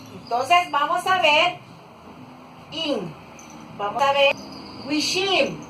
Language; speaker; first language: Spanish; non-native, local second language; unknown